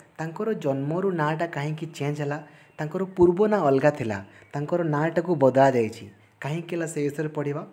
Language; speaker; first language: Odia; non-native, local second language; Santali